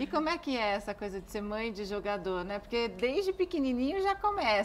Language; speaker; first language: Portuguese; native; Portuguese